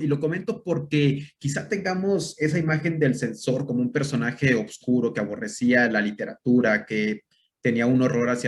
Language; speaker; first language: Spanish; native; Spanish